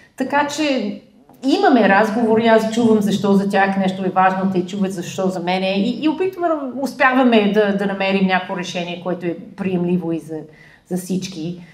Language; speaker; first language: Bulgarian; non-native, fluent; English